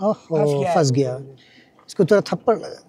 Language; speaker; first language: Hindi; non-native, learner; Bangla